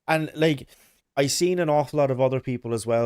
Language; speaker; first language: English; native; English